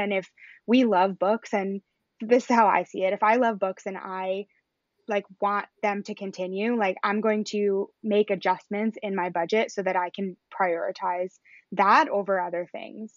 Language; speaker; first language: English; native; English